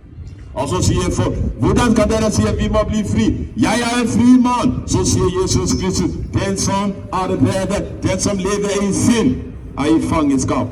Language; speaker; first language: Norwegian; non-native, fluent; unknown